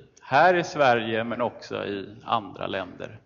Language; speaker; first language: Swedish; native; Swedish